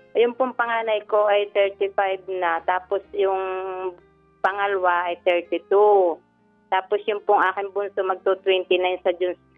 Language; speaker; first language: Filipino; native; Filipino